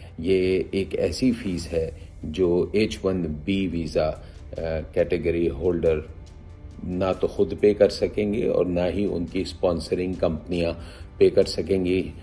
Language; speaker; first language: Urdu; native; Urdu